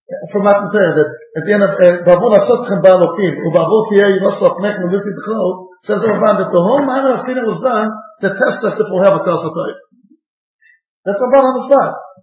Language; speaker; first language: English; native; English